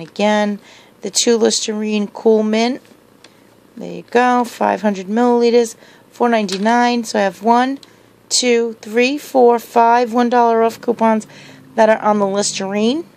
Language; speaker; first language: English; native; English